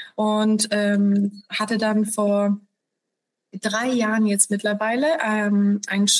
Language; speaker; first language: German; early bilingual, other home language; Polish